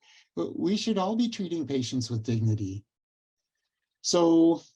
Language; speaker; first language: English; native; English